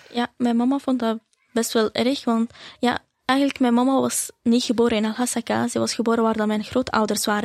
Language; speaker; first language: Dutch; early bilingual, other home language; Arabic